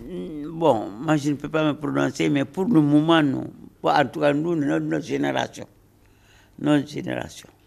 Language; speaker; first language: French; non-native, local second language; Bambara